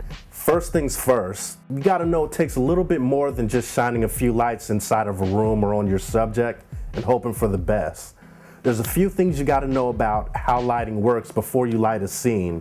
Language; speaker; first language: English; native; English